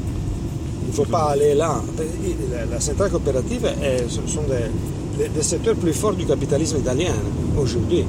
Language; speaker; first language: French; non-native, fluent; Italian